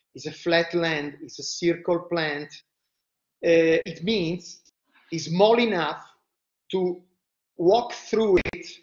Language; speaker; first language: English; non-native, fluent; Italian